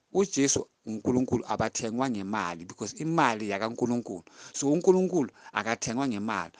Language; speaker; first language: Zulu; non-native, local second language; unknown